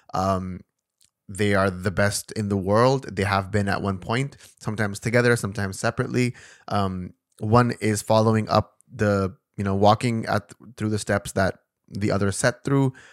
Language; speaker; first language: English; non-native, local second language; Urdu